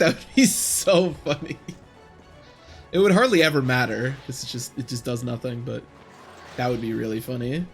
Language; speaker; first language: English; native; English